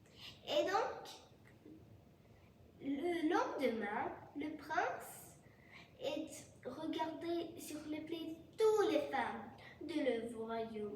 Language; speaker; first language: French; non-native, learner; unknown